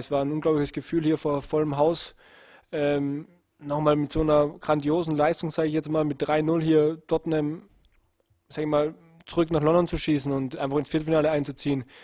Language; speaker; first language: German; native; German